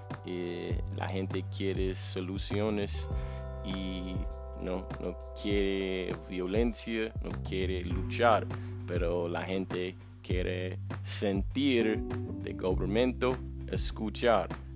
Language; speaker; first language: Spanish; non-native, learner; English